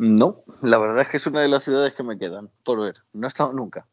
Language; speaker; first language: Spanish; native; Spanish